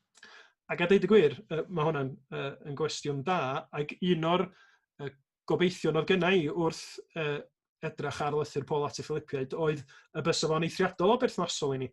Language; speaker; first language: Welsh; native; Welsh